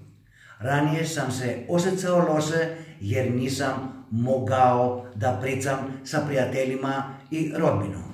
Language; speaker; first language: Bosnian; non-native, learner; Greek